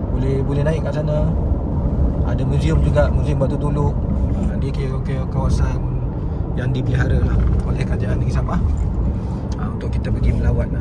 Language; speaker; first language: Malay; native; Malay